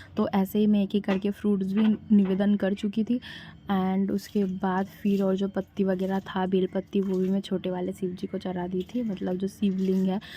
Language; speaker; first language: Hindi; non-native, local second language; Bangla